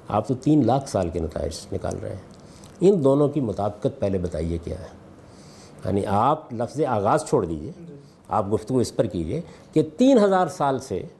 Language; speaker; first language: Urdu; non-native, local second language; Punjabi